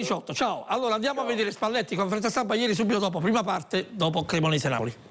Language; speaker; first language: Italian; native; Italian